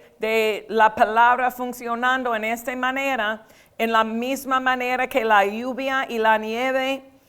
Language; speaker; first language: Spanish; non-native, fluent; English